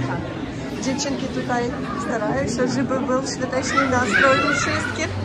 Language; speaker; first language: Polish; non-native, fluent; Ukrainian